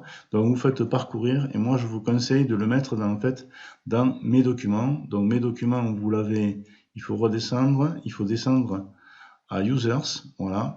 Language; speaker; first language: French; native; French